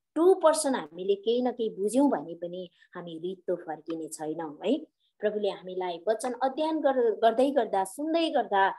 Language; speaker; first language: Nepali; native; Nepali